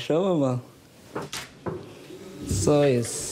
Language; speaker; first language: German; non-native, learner; Somali